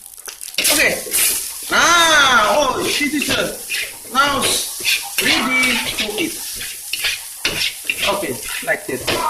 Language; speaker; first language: English; non-native, learner; Indonesian